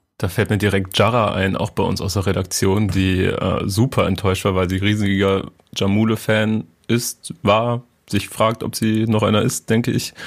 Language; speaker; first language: German; native; German